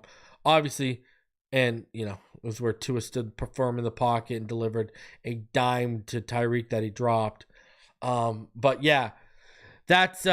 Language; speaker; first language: English; native; English